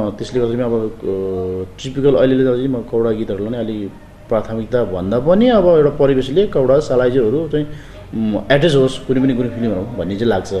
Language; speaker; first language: Nepali; non-native, local second language; Gurung